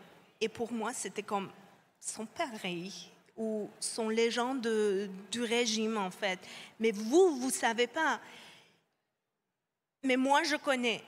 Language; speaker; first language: French; non-native, fluent; Persian